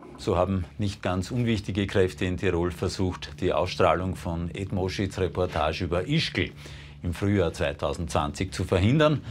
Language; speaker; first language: German; native; German